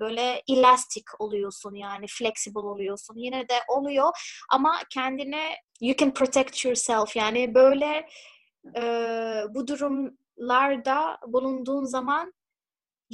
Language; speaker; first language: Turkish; non-native, fluent; Arabic